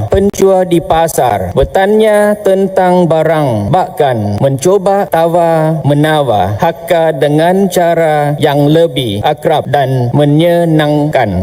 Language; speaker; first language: Indonesian; non-native, fluent; Lao